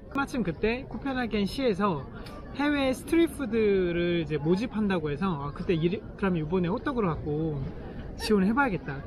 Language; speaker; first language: Korean; native; Korean